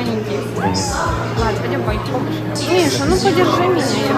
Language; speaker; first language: Russian; native; Russian